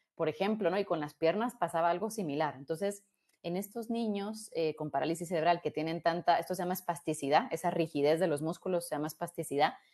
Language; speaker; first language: Spanish; native; Spanish